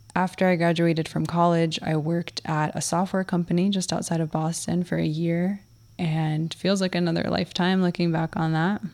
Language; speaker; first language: English; early bilingual, other home language; Russian